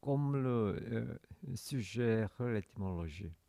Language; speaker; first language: French; non-native, fluent; Korean